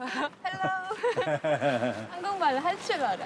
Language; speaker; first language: Korean; non-native, fluent; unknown